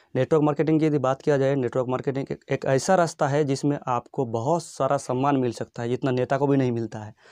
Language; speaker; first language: Hindi; non-native, local second language; Bangla